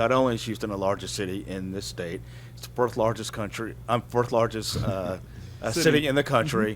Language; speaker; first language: English; native; English